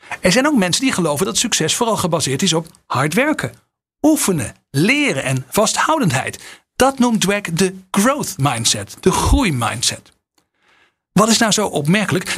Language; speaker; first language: Dutch; native; Dutch